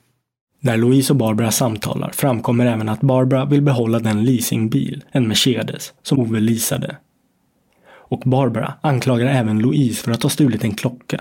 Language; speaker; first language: Swedish; native; Swedish